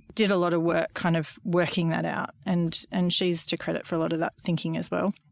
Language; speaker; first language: English; native; English